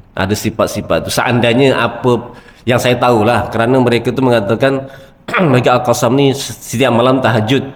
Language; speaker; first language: Malay; native; Malay